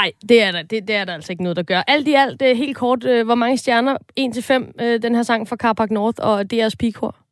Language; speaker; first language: Danish; native; Danish